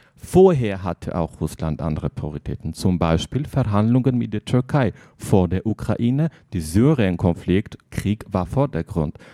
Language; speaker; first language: German; non-native, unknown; Armenian